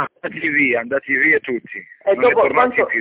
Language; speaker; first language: Italian; non-native, learner; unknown